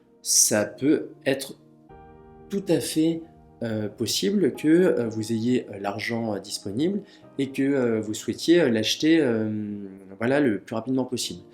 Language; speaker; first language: French; native; French